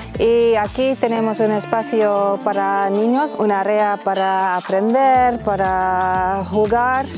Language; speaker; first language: Spanish; non-native, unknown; Dutch